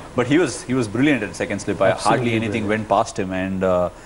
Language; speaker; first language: English; non-native, local second language; Tamil